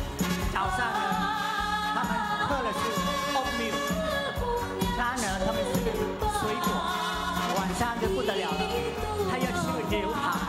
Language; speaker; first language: Chinese; early bilingual, heritage; Chinese